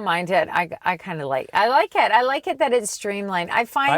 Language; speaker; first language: English; native; English